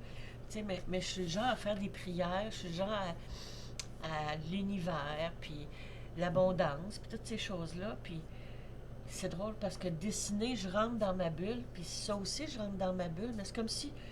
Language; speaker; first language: French; native; French